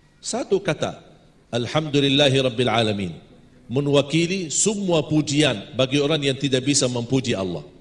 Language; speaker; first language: Malay; non-native, fluent; Arabic